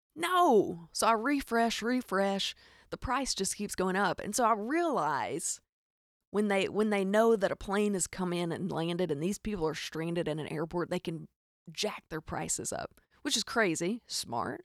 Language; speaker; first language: English; native; English